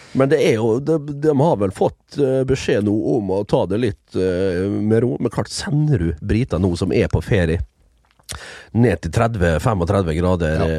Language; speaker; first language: Norwegian; early bilingual, other home language; Dutch